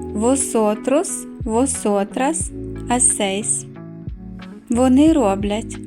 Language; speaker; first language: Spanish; non-native, fluent; Ukrainian